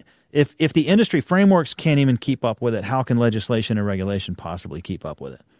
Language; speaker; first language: English; native; English